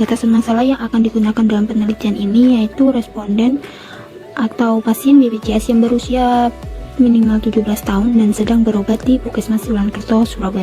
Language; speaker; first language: Indonesian; native; Indonesian